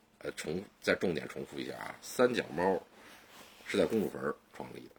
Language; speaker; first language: Chinese; native; Chinese